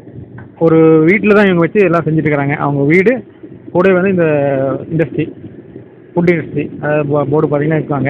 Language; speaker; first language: Tamil; native; Tamil